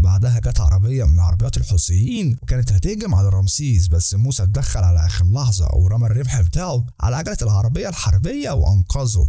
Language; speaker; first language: Arabic; native; Arabic